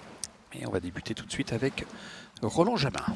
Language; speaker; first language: French; native; French